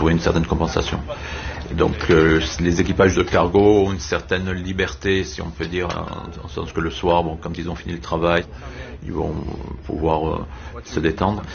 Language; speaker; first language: French; native; French